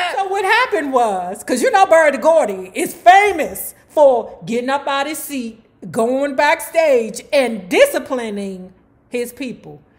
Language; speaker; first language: English; native; English